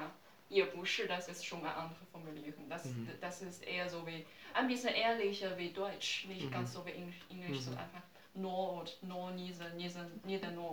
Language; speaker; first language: German; non-native, learner; Chinese